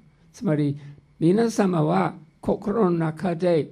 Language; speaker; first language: Japanese; non-native, fluent; English